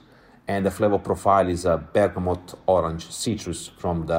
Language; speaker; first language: English; non-native, fluent; Italian